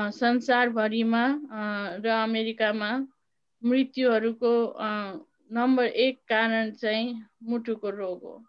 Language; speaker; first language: Nepali; native; Nepali